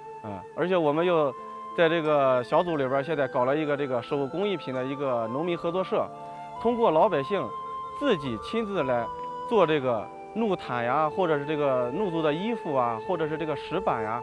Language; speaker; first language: Chinese; native; Chinese